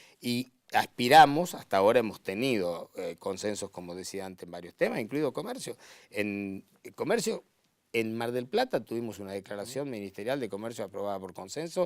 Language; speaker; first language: Spanish; native; Spanish